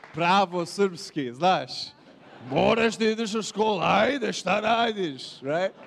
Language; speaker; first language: Serbian; early bilingual, heritage; Serbian